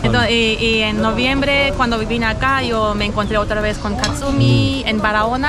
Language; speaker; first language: Spanish; non-native, fluent; German